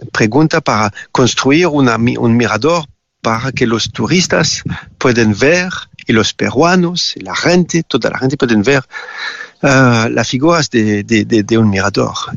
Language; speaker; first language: Spanish; non-native, learner; French